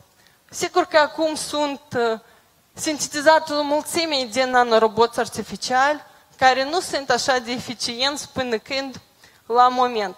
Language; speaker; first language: Romanian; non-native, local second language; Russian